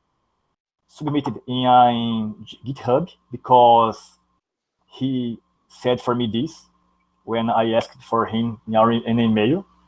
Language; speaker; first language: English; non-native, learner; Portuguese